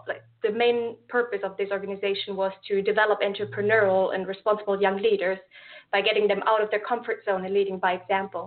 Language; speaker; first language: English; non-native, fluent; German